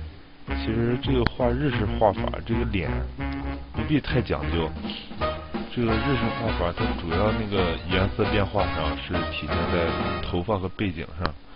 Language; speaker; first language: Chinese; native; Chinese